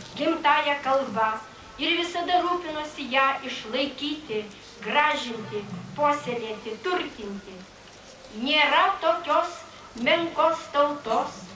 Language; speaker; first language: Lithuanian; native; Lithuanian